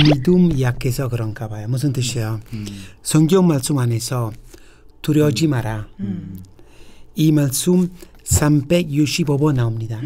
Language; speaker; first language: Korean; non-native, fluent; Italian